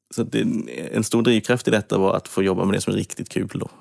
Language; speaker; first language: Swedish; native; Swedish